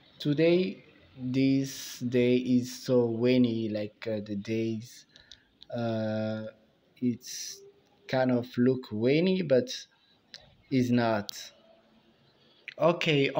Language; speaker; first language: English; non-native, fluent; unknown